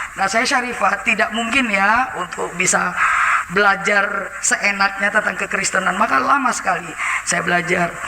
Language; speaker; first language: Indonesian; native; Indonesian